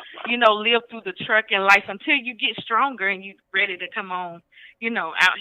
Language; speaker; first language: English; native; English